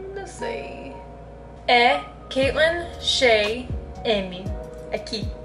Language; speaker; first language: Portuguese; non-native, learner; English